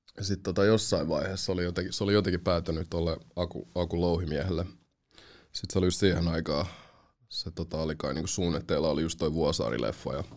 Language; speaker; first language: Finnish; early bilingual, other home language; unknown